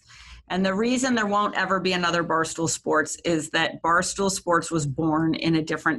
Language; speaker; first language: English; native; English